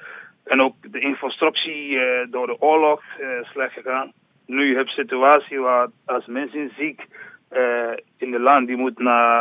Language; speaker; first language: Dutch; non-native, learner; English